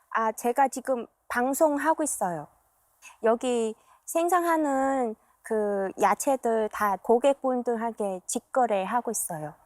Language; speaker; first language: Korean; non-native, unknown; Vietnamese